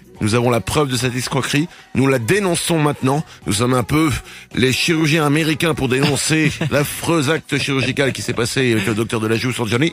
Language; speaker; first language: French; native; French